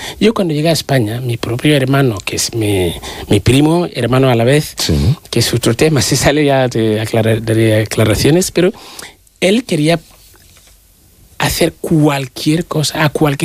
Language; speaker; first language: Spanish; non-native, fluent; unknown